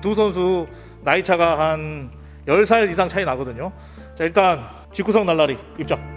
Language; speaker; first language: Korean; native; Korean